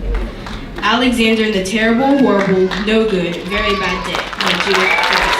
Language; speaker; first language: English; native; English